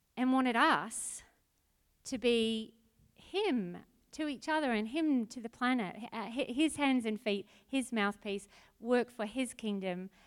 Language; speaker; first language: English; native; English